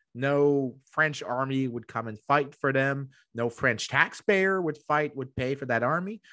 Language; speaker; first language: English; native; English